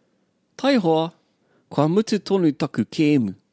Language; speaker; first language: Māori; non-native, learner; English